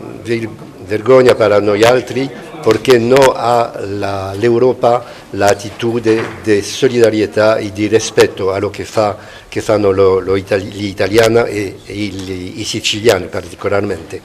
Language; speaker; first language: Italian; non-native, fluent; Spanish